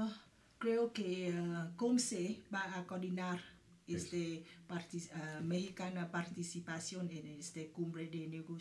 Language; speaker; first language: Spanish; non-native, fluent; Vietnamese